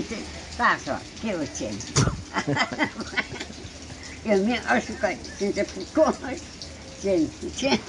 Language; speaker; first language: Chinese; non-native, local second language; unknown